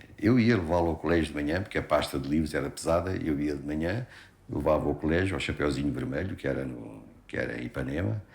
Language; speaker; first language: Portuguese; native; Portuguese